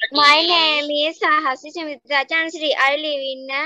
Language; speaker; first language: English; non-native, learner; Sinhala